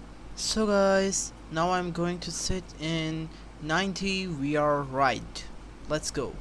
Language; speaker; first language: English; non-native, local second language; Urdu